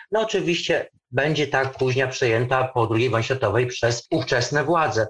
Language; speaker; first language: Polish; native; Polish